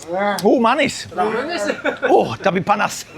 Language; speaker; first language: Indonesian; non-native, learner; English